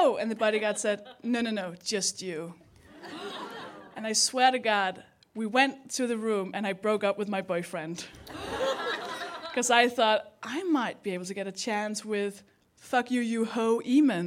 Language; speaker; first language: English; non-native, fluent; Danish